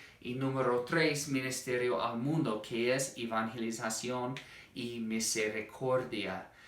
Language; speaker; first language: Spanish; non-native, fluent; English